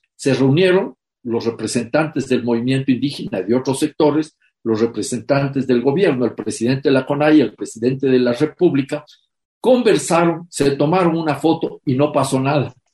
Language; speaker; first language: Spanish; native; Spanish